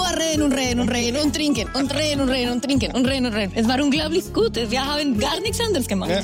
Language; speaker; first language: German; non-native, learner; Spanish